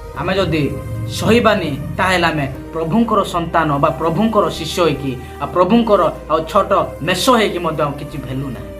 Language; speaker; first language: Odia; non-native, local second language; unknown